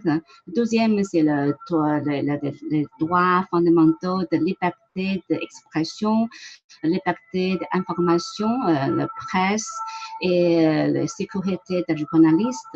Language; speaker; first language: French; non-native, learner; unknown